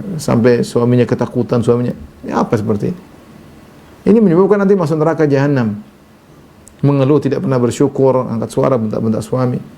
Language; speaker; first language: Indonesian; native; Indonesian